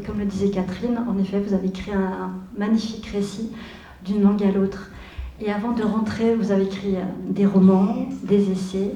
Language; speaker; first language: French; native; French